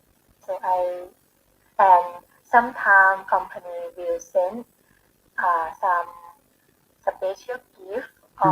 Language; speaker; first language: English; non-native, learner; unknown